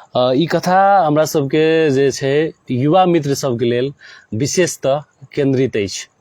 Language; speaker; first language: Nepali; non-native, local second language; Maithili